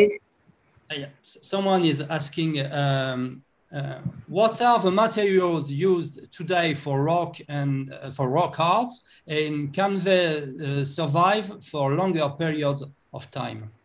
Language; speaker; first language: English; non-native, learner; French